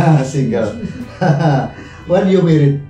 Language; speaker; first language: English; non-native, learner; Indonesian